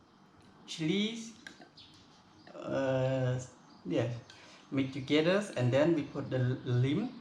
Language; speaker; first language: English; non-native, local second language; Khmer